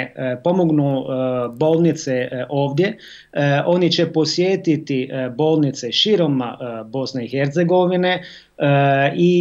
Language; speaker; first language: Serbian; non-native, fluent; Italian